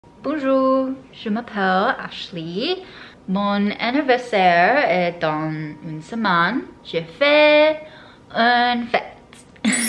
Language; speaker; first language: French; non-native, learner; English